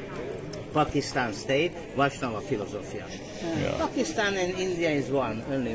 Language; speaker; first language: English; non-native, learner; Hungarian